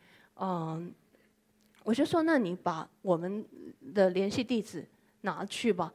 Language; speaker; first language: Chinese; non-native, fluent; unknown